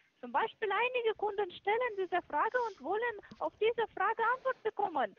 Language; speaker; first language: German; non-native, fluent; Russian